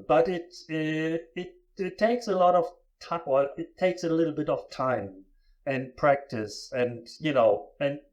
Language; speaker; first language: English; non-native, fluent; German